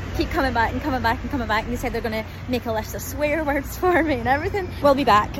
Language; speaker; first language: English; native; English